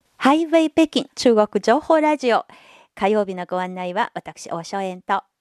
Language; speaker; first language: Japanese; non-native, fluent; Chinese